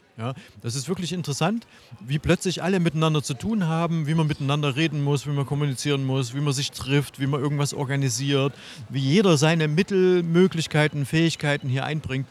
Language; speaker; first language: German; native; German